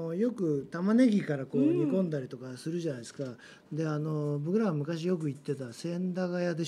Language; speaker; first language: Japanese; native; Japanese